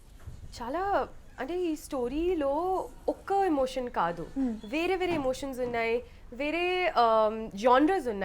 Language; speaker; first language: Telugu; non-native, local second language; Hindi